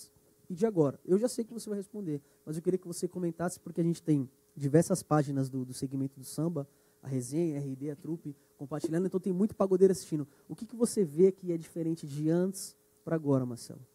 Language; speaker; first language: Portuguese; native; Portuguese